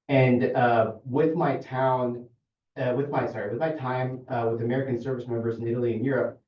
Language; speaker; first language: English; non-native, fluent; Italian